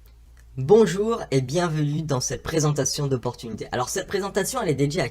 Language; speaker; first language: French; native; French